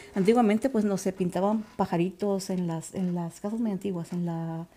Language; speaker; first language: Spanish; native; Spanish